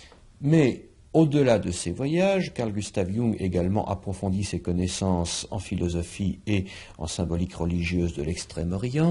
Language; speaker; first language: French; native; French